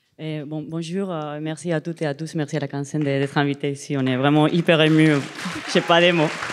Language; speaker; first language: French; non-native, fluent; Spanish